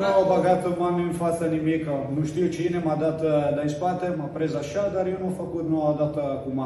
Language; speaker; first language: Romanian; non-native, learner; Italian